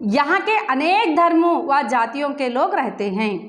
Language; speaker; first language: Hindi; non-native, local second language; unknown